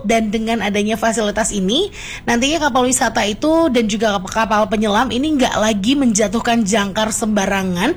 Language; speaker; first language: Indonesian; native; Indonesian